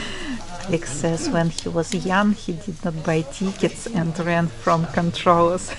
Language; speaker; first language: English; non-native, fluent; Russian